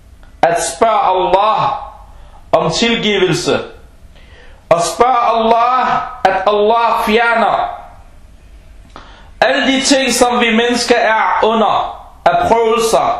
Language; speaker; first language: Danish; non-native, local second language; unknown